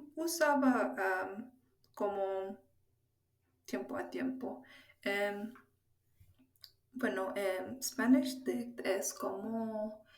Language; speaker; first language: Spanish; non-native, fluent; English